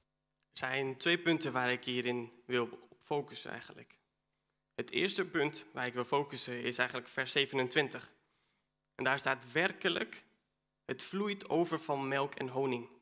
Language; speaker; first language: Dutch; non-native, fluent; Spanish